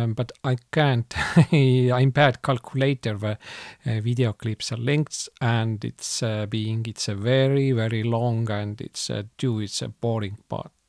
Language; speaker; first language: English; non-native, learner; Estonian